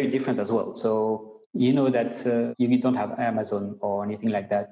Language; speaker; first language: English; non-native, fluent; French